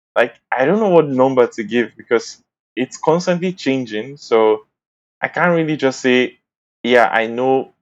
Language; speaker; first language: English; non-native, local second language; Bini